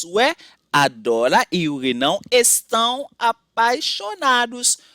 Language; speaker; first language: Portuguese; non-native, fluent; Haitian Creole